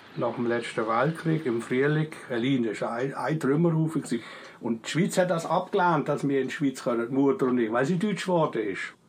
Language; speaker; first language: German; native; German